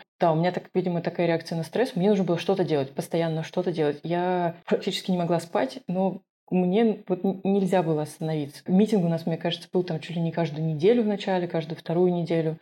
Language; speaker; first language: Russian; non-native, local second language; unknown